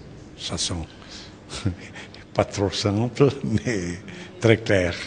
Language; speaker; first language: French; non-native, fluent; Italian